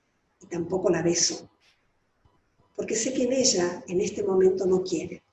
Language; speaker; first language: Spanish; native; Spanish